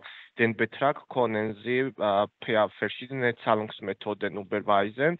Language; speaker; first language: German; non-native, fluent; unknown